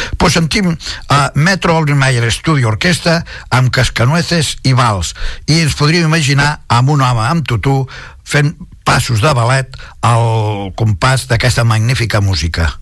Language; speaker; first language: Catalan; non-native, local second language; Spanish